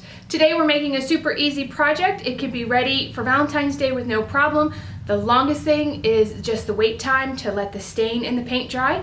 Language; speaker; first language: English; native; English